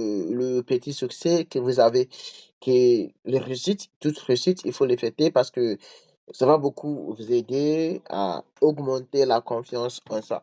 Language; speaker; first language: French; non-native, learner; English